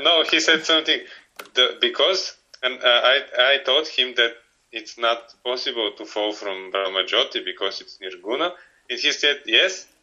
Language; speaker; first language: English; non-native, fluent; Bulgarian